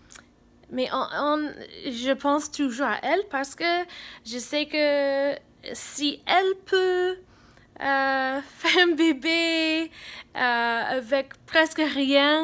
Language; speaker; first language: French; non-native, fluent; English